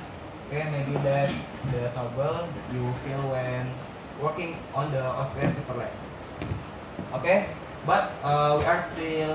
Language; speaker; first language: English; non-native, learner; Indonesian